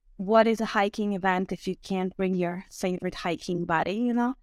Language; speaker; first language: English; non-native, fluent; Croatian